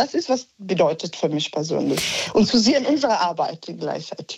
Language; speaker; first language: German; non-native, learner; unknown